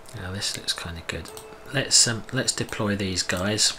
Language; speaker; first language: English; native; English